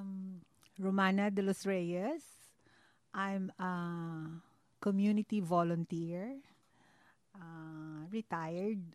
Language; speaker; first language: English; non-native, local second language; Hiligaynon